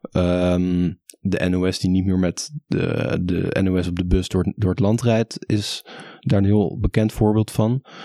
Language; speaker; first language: Dutch; native; Dutch